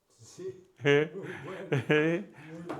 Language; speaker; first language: Spanish; non-native, learner; French